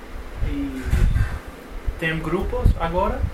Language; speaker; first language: Portuguese; non-native, learner; Spanish